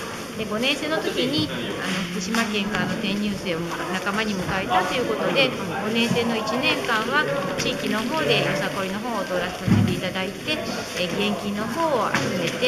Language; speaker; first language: Japanese; native; Japanese